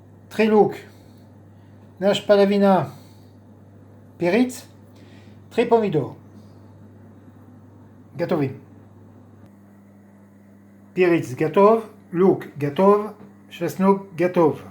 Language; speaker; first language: Russian; non-native, learner; French